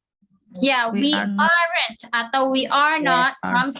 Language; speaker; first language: English; non-native, fluent; Indonesian